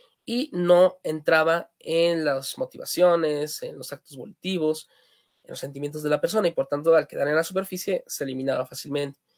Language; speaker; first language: Spanish; native; Spanish